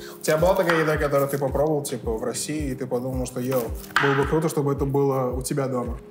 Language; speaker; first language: Russian; non-native, fluent; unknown